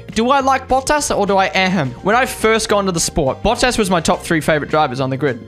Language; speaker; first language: English; native; English